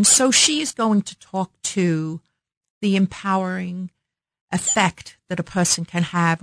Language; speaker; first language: English; native; English